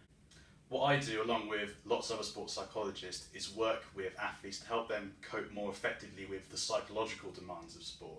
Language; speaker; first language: English; native; English